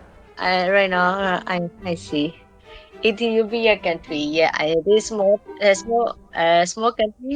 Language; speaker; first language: English; non-native, learner; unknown